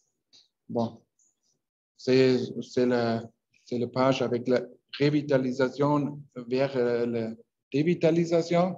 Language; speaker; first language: French; non-native, learner; Spanish